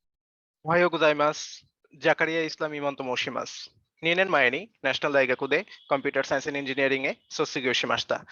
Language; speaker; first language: Japanese; non-native, learner; Bangla